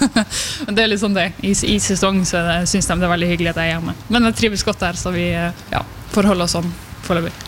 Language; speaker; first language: Norwegian; native; Norwegian